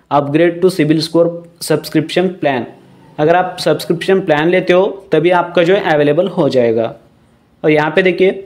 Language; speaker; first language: Hindi; non-native, local second language; Marathi